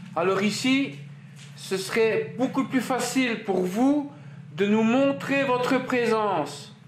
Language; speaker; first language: French; native; French